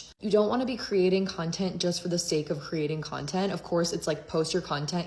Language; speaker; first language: English; native; English